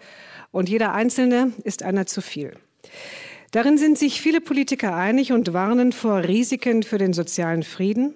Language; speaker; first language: German; native; German